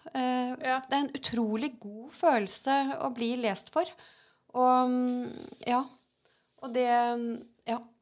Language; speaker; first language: Norwegian; native; Norwegian